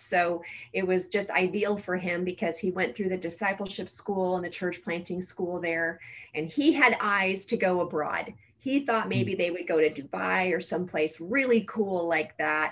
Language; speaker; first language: English; native; English